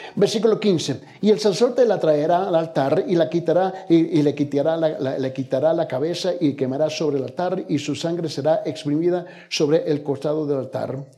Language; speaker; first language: Spanish; early bilingual, heritage; Spanish